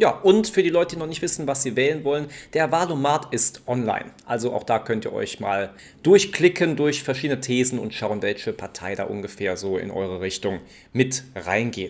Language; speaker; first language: German; native; German